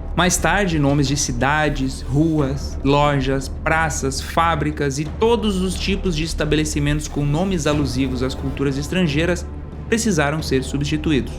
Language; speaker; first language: Portuguese; native; Portuguese